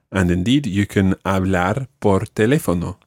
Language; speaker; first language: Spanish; non-native, fluent; English